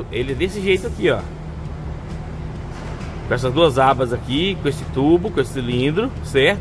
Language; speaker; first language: Portuguese; native; Portuguese